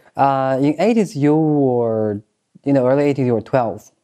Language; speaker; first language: English; non-native, fluent; Chinese